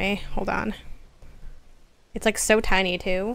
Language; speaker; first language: English; native; English